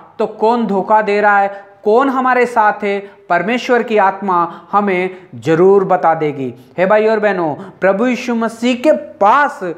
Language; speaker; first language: Hindi; non-native, local second language; Telugu